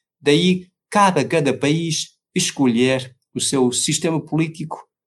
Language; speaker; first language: Portuguese; non-native, fluent; Chinese